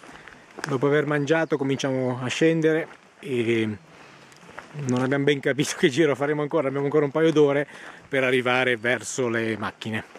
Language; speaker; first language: Italian; native; Italian